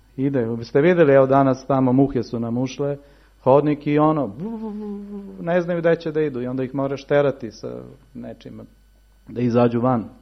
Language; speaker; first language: Serbian; native; Serbian